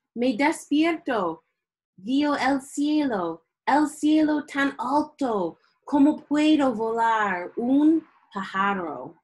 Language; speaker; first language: Spanish; non-native, learner; English